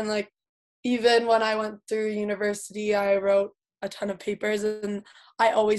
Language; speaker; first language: English; native; English